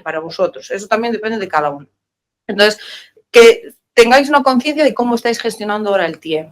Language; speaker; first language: Spanish; native; Spanish